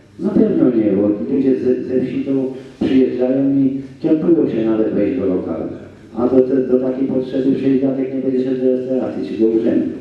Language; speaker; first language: Polish; native; Polish